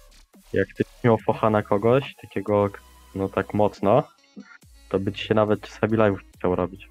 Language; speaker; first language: Polish; native; Polish